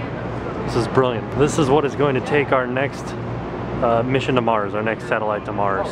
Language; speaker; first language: English; native; English